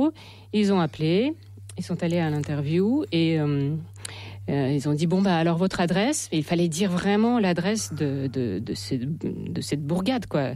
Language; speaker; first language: French; non-native, fluent; Ukrainian